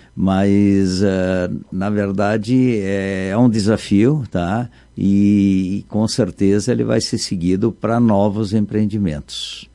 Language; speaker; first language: Portuguese; native; Portuguese